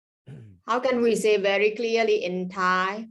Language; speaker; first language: English; non-native, fluent; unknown